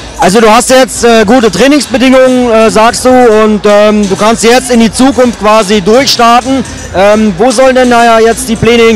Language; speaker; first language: German; native; German